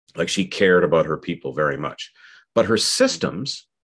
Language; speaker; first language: English; native; English